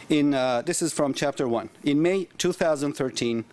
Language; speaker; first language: English; non-native, fluent; Turkish